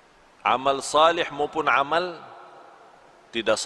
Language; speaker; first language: Indonesian; non-native, fluent; Arabic